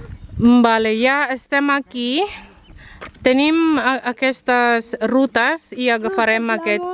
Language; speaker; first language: Catalan; non-native, learner; Filipino